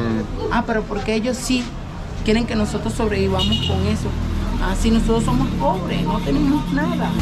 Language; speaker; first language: Spanish; native; Spanish